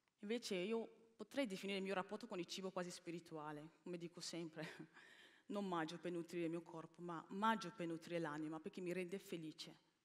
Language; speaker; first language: Italian; early bilingual, other home language; Bini